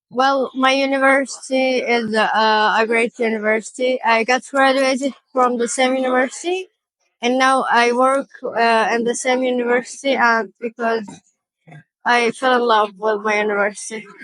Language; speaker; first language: English; non-native, learner; Turkish